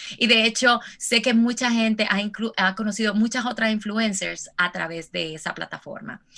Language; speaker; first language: Spanish; native; Spanish